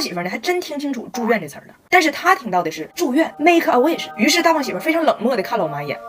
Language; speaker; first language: Chinese; native; Chinese